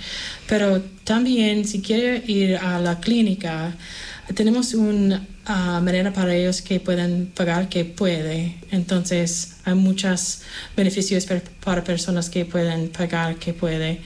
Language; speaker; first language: Spanish; non-native, fluent; English